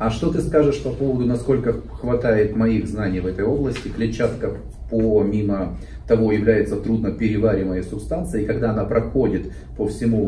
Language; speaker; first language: Russian; native; Russian